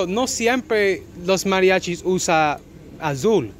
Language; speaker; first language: Spanish; non-native, learner; English